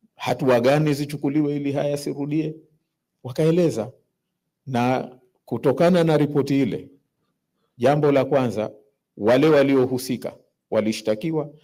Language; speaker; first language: Swahili; native; Swahili